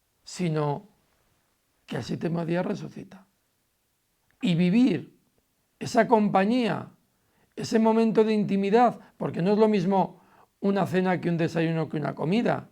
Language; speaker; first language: Spanish; native; Spanish